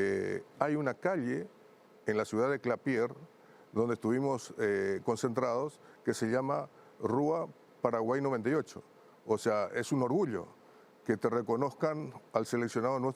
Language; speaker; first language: Spanish; native; Spanish